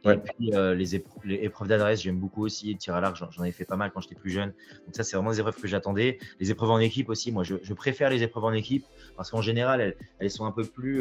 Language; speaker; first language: French; native; French